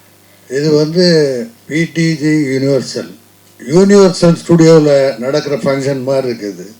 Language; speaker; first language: Tamil; native; Tamil